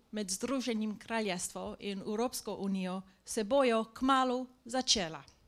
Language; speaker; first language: Slovenian; non-native, learner; English